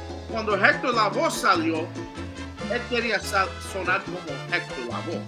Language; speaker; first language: Spanish; early bilingual, heritage; Spanish